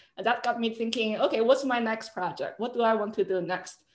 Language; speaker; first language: English; non-native, fluent; Chinese